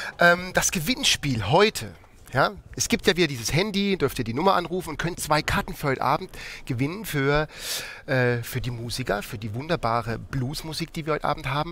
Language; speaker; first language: German; native; German